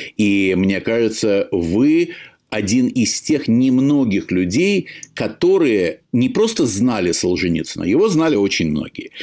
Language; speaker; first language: Russian; native; Russian